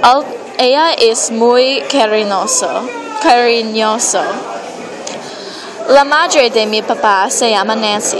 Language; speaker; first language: Spanish; non-native, learner; English